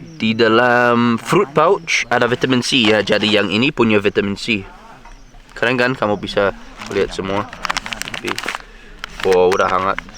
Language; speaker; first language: Indonesian; non-native, learner; English